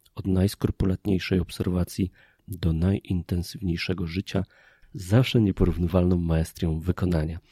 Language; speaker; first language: Polish; native; Polish